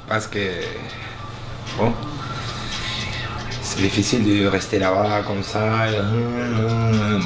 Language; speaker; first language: French; non-native, learner; Spanish